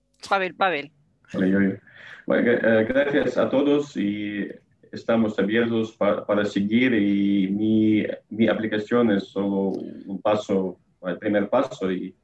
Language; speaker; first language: Spanish; non-native, learner; Russian